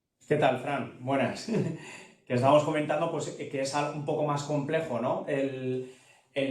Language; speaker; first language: Spanish; native; Spanish